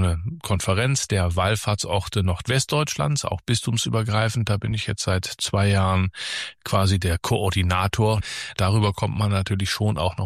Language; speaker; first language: German; native; German